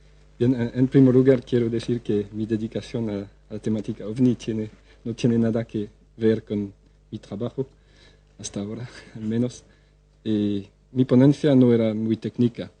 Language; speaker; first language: Spanish; non-native, fluent; French